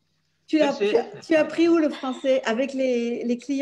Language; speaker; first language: French; native; French